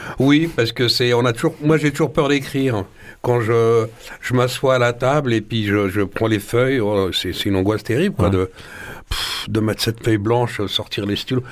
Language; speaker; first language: French; early bilingual, other home language; Arabic